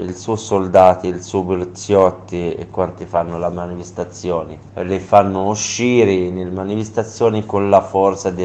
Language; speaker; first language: Italian; non-native, learner; Arabic